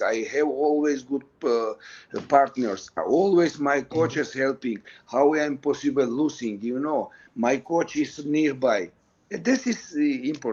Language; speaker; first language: English; non-native, learner; Georgian